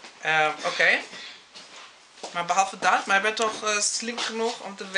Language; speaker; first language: Dutch; non-native, fluent; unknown